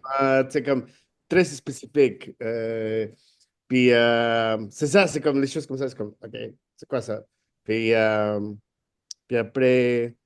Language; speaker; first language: French; non-native, fluent; Spanish